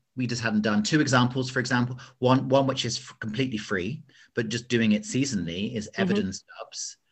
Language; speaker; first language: English; native; English